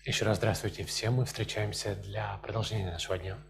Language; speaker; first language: Russian; native; Russian